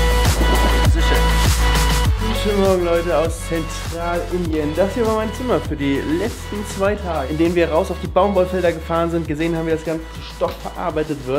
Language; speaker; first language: German; native; German